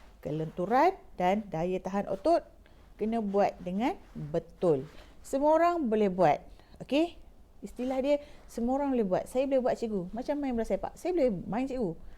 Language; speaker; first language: Malay; native; Malay